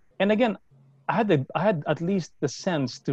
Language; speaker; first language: English; non-native, local second language; Filipino